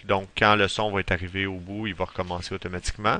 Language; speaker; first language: French; native; French